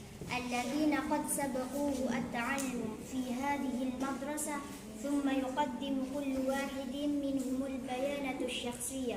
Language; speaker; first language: Arabic; non-native, learner; Indonesian